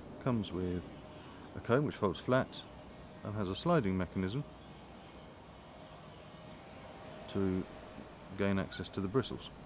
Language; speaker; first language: English; native; English